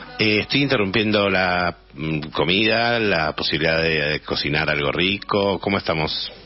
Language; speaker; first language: Spanish; native; Spanish